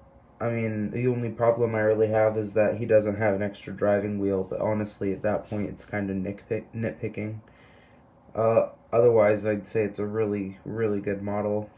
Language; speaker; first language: English; native; English